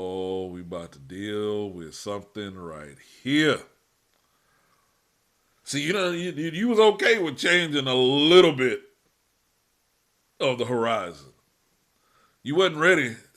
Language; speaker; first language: English; native; English